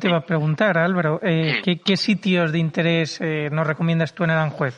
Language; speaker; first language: Spanish; native; Spanish